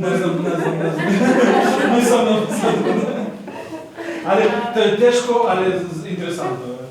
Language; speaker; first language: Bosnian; non-native, fluent; Russian